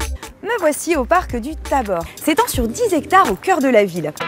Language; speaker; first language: French; native; French